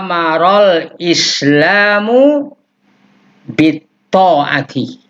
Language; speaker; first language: Arabic; non-native, fluent; Indonesian